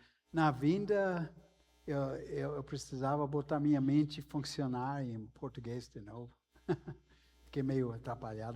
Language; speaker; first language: Portuguese; non-native, fluent; English